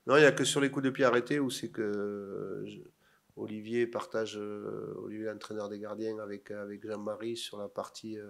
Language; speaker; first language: French; native; French